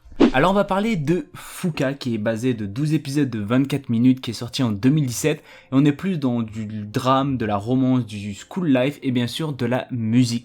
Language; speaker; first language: French; native; French